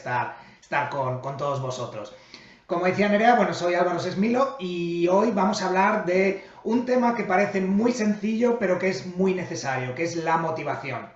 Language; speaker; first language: Spanish; native; Spanish